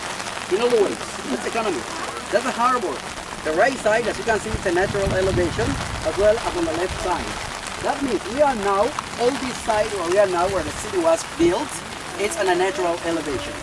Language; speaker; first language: English; non-native, fluent; Spanish